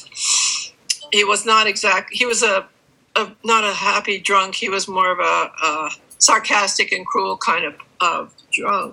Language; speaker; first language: English; native; English